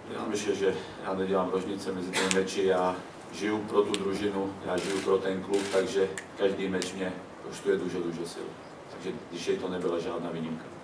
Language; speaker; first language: Polish; non-native, learner; Czech